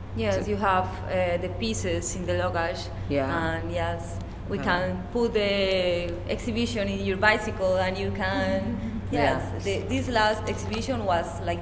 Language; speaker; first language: English; non-native, learner; Spanish